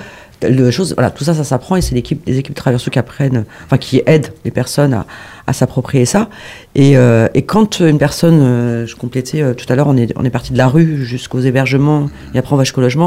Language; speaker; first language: French; native; French